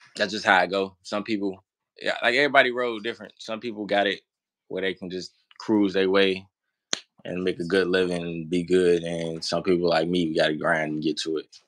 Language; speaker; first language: English; native; English